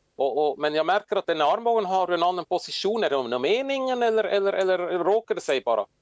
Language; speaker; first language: Swedish; non-native, fluent; Swiss German